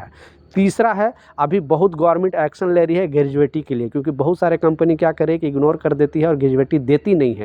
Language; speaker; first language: Hindi; native; Hindi